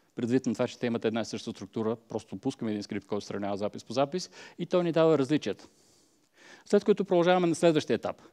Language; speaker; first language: Bulgarian; native; Bulgarian